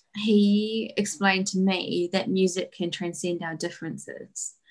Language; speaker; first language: English; native; English